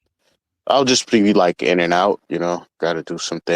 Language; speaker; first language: English; native; English